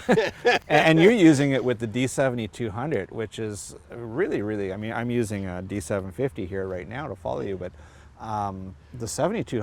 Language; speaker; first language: English; native; English